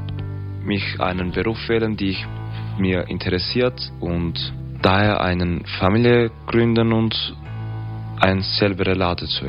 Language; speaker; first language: German; non-native, learner; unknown